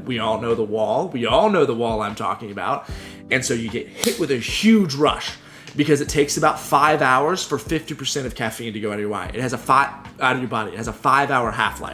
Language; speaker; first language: English; native; English